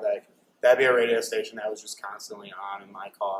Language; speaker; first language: English; native; English